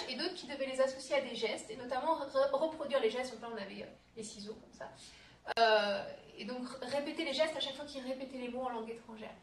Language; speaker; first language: French; native; French